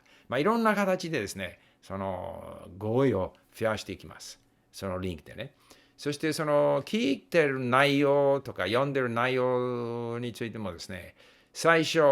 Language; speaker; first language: Japanese; non-native, fluent; English